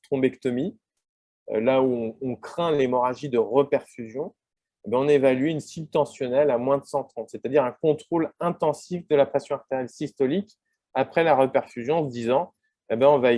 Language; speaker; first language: French; native; French